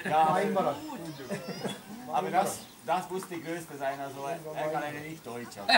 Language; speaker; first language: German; non-native, learner; Hungarian